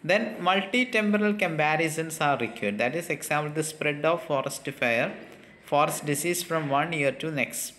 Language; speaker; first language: English; non-native, local second language; Malayalam